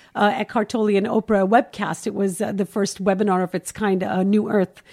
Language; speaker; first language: English; early bilingual, heritage; Hindi